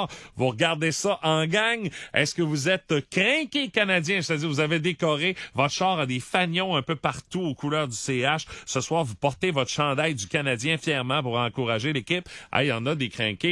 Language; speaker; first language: French; native; French